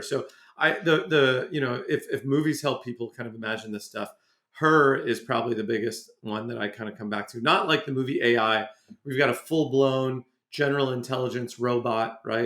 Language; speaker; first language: English; native; English